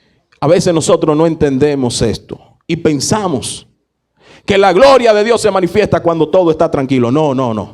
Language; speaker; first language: Spanish; native; Spanish